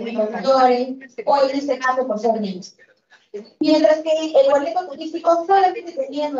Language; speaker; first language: Spanish; native; Spanish